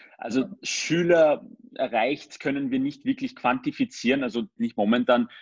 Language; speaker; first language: German; early bilingual, other home language; Armenian